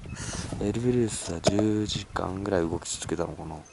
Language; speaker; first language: Japanese; native; Japanese